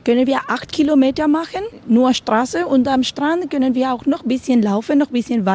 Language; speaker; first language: German; non-native, learner; Spanish